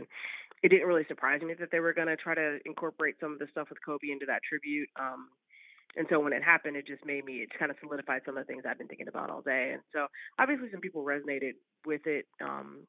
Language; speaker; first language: English; native; English